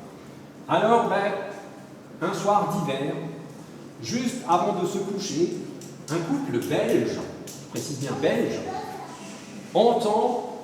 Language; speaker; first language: French; native; French